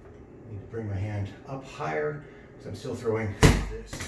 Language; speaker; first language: English; native; English